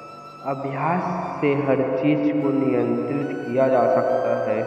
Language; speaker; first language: Hindi; native; Hindi